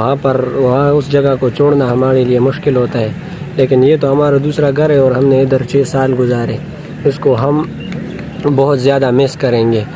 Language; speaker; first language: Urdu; non-native, local second language; Pashto